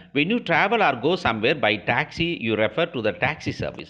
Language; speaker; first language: English; non-native, local second language; Tamil